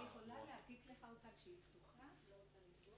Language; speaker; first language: Hebrew; native; Hebrew